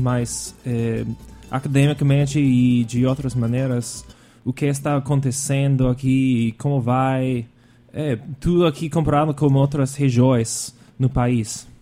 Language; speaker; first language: Portuguese; non-native, fluent; English